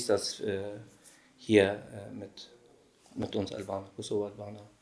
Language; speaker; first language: German; non-native, learner; Albanian